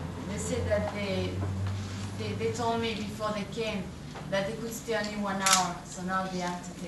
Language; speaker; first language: English; non-native, fluent; French